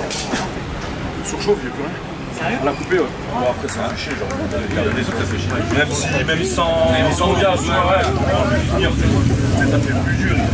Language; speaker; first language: French; native; French